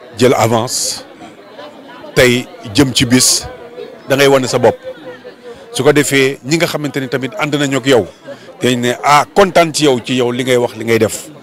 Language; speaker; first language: Wolof; native; Wolof